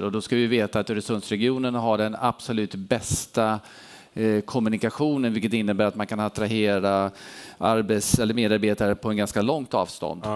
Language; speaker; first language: Swedish; native; Swedish